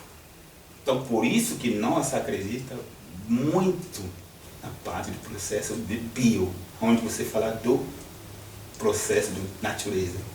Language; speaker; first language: Portuguese; non-native, fluent; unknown